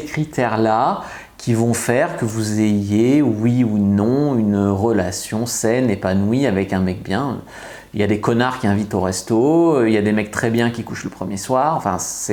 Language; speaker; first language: French; native; French